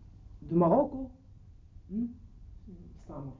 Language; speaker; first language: Dutch; non-native, learner; Arabic